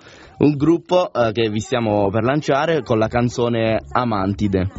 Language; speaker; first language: Italian; native; Italian